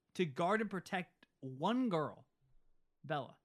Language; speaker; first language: English; early bilingual, other home language; Italian